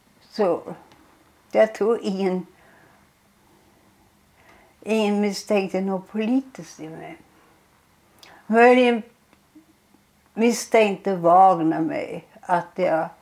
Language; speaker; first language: Swedish; non-native, fluent; German